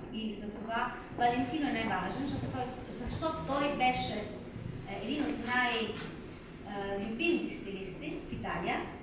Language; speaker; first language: Bulgarian; non-native, learner; Italian